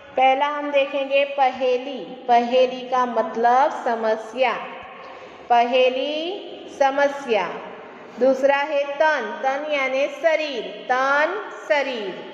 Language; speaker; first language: Hindi; non-native, local second language; Gujarati